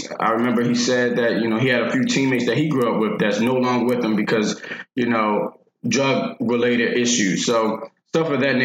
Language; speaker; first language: English; native; English